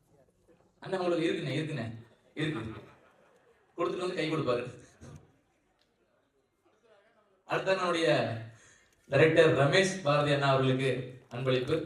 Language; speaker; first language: Tamil; native; Tamil